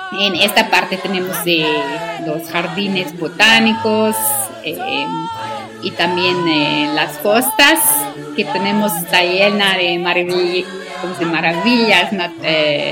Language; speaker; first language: Spanish; non-native, learner; Afrikaans